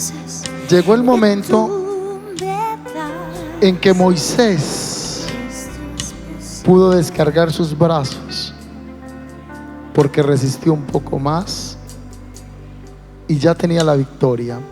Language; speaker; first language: Spanish; native; Spanish